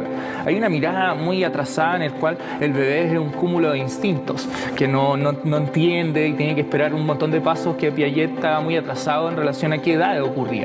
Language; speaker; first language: Spanish; native; Spanish